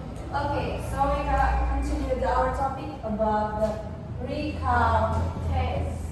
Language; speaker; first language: English; non-native, learner; Indonesian